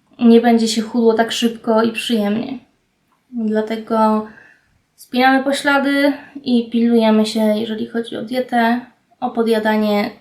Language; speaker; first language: Polish; native; Polish